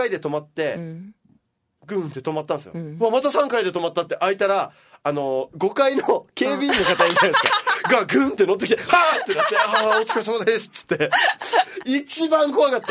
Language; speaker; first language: Japanese; native; Japanese